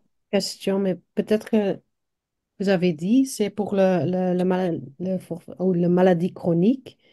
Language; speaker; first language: French; non-native, local second language; Dutch